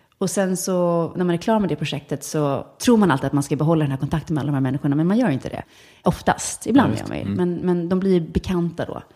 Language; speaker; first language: Swedish; native; Swedish